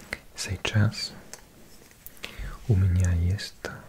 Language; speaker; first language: Russian; non-native, learner; Welsh